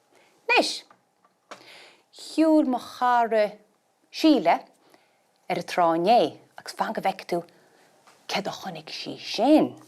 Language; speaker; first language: Irish; native; Irish